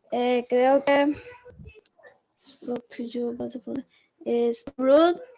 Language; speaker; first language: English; non-native, learner; Spanish